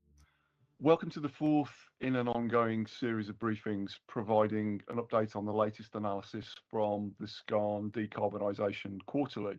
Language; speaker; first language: English; native; English